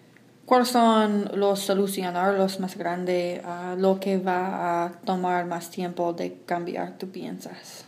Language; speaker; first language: Spanish; non-native, learner; English